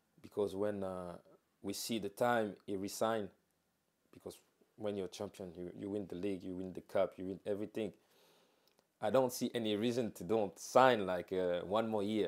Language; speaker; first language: English; non-native, fluent; French